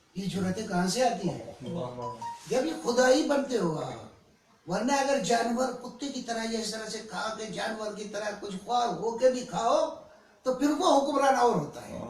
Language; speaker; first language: Urdu; non-native, local second language; Baluchi